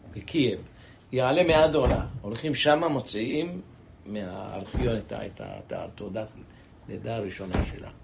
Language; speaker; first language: Hebrew; native; Hebrew